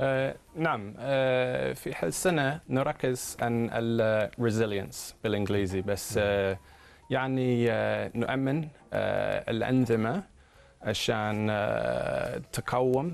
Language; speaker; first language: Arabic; non-native, fluent; English